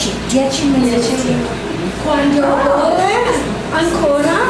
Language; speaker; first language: Italian; non-native, learner; English